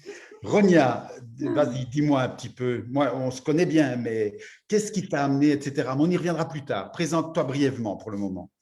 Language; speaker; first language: French; native; French